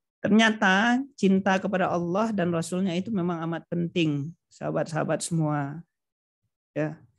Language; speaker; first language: Indonesian; non-native, local second language; Minangkabau